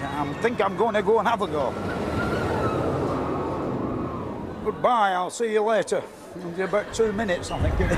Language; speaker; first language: English; native; English